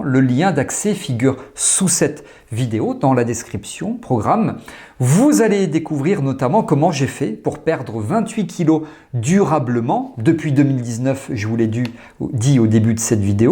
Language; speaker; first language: French; native; French